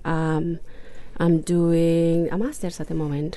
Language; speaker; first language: English; non-native, fluent; Spanish